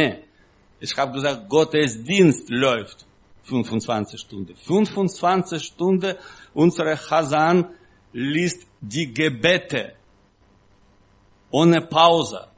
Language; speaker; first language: German; non-native, learner; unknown